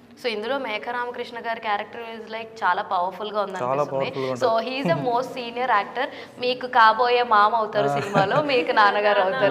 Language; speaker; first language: Telugu; native; Telugu